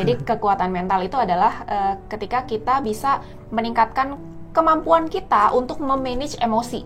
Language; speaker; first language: Indonesian; native; Indonesian